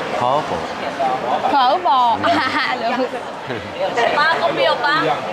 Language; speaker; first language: Vietnamese; native; Vietnamese